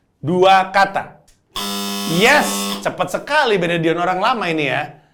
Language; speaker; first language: Indonesian; native; Indonesian